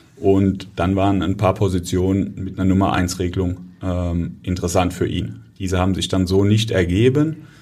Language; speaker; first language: German; native; German